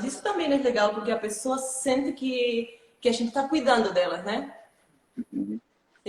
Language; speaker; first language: Portuguese; non-native, fluent; Spanish